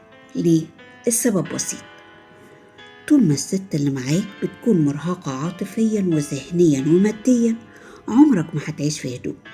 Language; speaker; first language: Arabic; native; Arabic